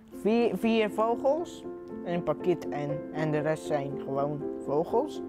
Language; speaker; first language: Dutch; early bilingual, other home language; Arabic